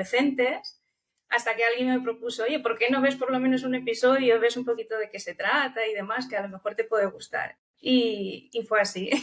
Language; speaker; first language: Spanish; early bilingual, other home language; Romanian